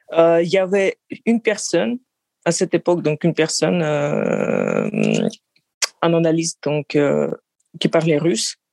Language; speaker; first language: French; non-native, fluent; Russian